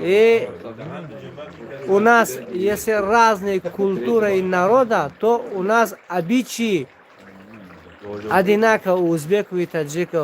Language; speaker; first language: Russian; non-native, local second language; Tajik